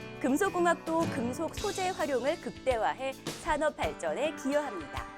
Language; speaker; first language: Korean; native; Korean